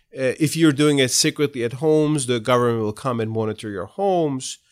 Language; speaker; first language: English; non-native, fluent; Turkish